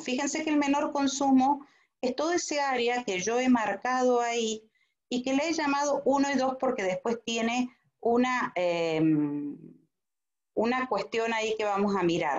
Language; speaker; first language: Spanish; native; Spanish